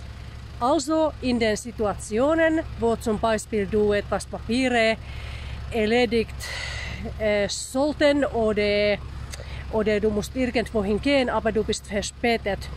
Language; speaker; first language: German; non-native, learner; Finnish